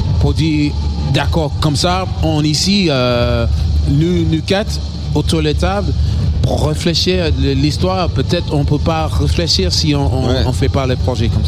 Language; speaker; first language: French; non-native, learner; English